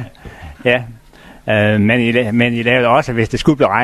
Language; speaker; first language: Danish; native; Danish